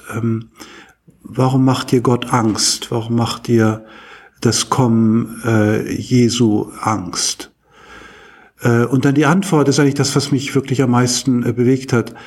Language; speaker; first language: German; native; German